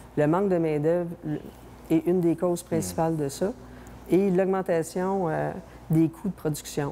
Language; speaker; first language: French; native; French